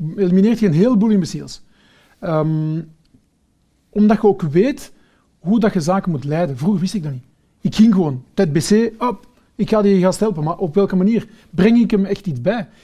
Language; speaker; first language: Dutch; early bilingual, other home language; Portuguese